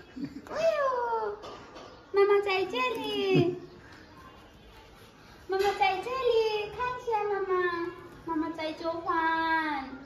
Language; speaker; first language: Chinese; non-native, learner; Nepali